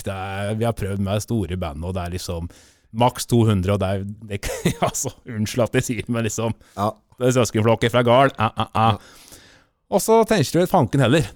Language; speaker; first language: Norwegian; native; Norwegian